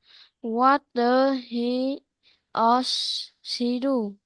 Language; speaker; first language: English; non-native, learner; Vietnamese